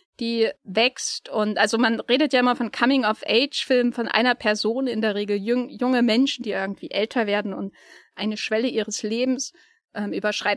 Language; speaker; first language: German; native; German